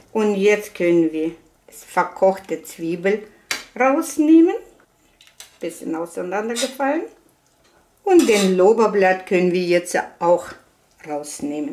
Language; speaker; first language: German; non-native, fluent; Russian